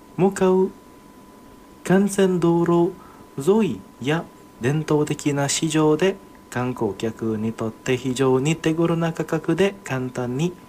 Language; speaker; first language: Japanese; non-native, fluent; Indonesian